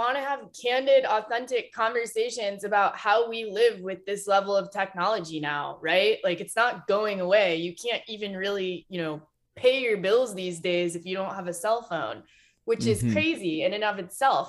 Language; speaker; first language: English; native; English